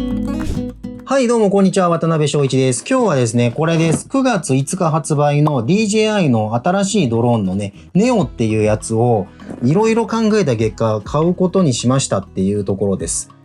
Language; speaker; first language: Japanese; native; Japanese